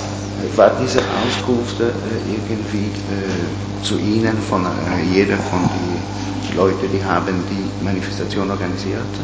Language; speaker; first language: German; non-native, learner; Italian